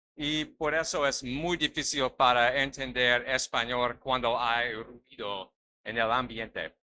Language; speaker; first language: Spanish; non-native, learner; English